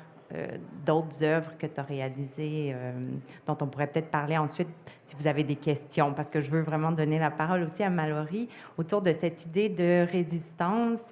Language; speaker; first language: French; native; French